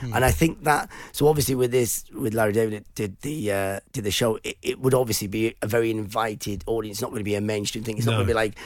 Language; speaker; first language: English; non-native, local second language; Persian